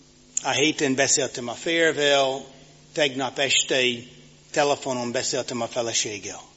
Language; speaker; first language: Hungarian; non-native, fluent; English